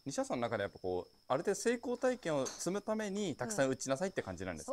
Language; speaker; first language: Japanese; native; Japanese